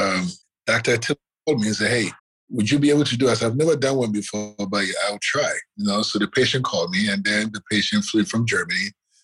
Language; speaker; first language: English; non-native, local second language; Akan